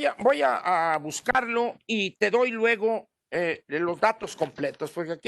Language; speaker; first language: Spanish; native; Spanish